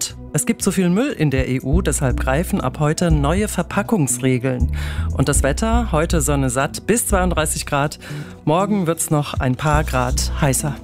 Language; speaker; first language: German; native; German